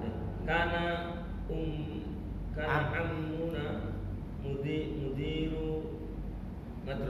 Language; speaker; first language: Arabic; non-native, learner; Indonesian